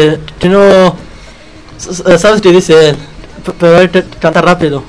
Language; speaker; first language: Spanish; non-native, learner; Arabic